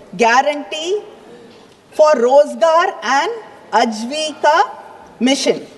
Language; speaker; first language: English; non-native, local second language; Tamil